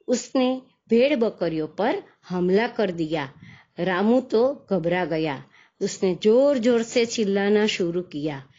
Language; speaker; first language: Hindi; non-native, local second language; Gujarati